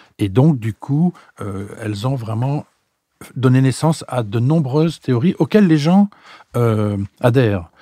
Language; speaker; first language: French; native; French